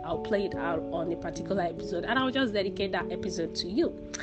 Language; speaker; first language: English; non-native, local second language; Yoruba